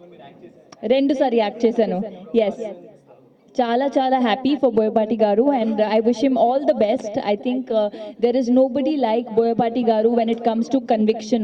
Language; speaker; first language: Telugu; non-native, fluent; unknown